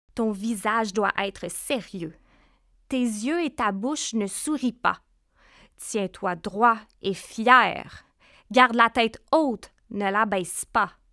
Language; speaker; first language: French; native; French